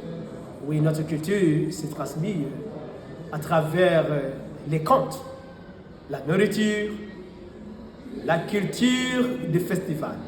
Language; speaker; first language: French; non-native, fluent; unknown